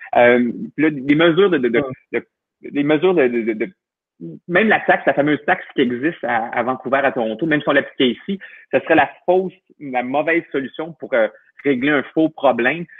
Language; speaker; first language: French; native; French